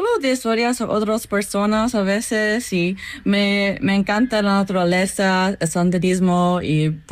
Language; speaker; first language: Spanish; non-native, learner; English